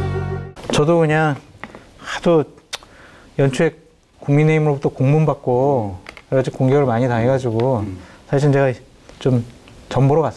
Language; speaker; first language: Korean; native; Korean